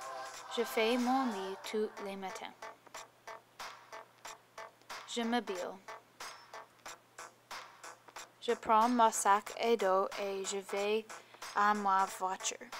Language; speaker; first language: French; non-native, learner; English